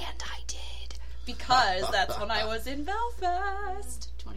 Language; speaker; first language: English; native; English